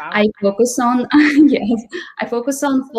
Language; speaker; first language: English; non-native, fluent; Russian